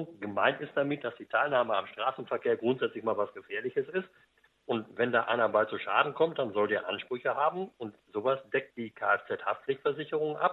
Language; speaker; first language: German; native; German